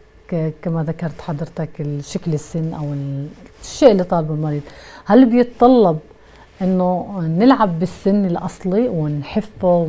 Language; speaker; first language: Arabic; native; Arabic